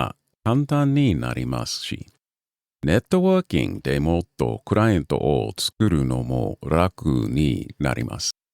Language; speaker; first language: Japanese; non-native, learner; English